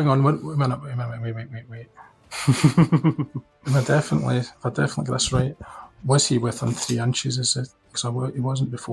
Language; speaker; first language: English; native; English